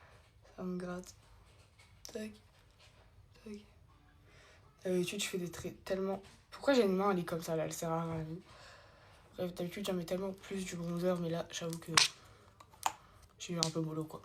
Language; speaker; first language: French; native; French